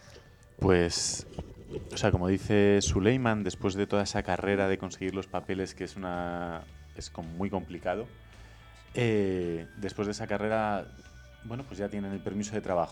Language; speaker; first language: Spanish; native; Spanish